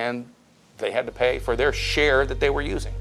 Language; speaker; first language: English; native; English